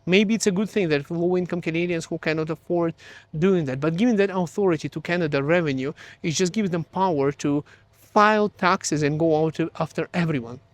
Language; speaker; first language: English; early bilingual, other home language; Russian